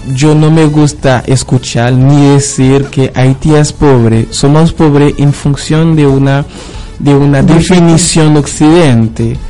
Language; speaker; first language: Spanish; non-native, learner; Haitian Creole